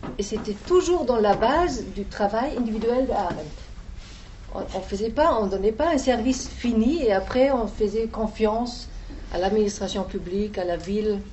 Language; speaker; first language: French; non-native, fluent; German